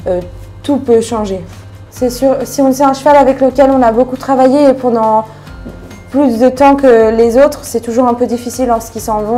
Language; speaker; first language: French; native; French